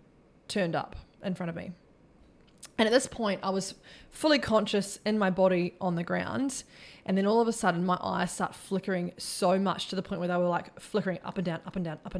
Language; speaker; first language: English; native; English